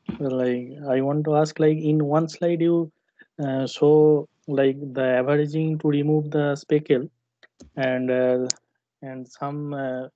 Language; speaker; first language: English; non-native, learner; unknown